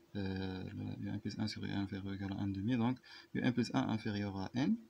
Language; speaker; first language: French; non-native, local second language; Arabic